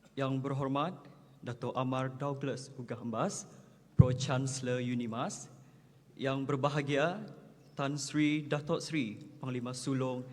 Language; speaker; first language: Malay; non-native, local second language; Iban